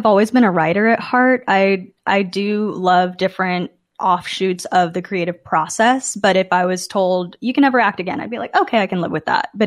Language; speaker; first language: English; native; English